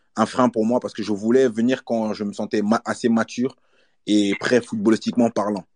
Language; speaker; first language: French; early bilingual, other home language; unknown